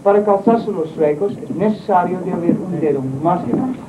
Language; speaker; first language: Spanish; non-native, learner; Dutch